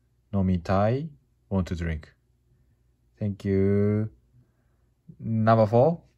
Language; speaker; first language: English; non-native, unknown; Japanese